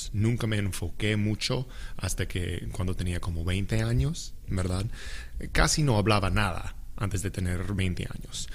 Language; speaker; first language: Spanish; non-native, fluent; English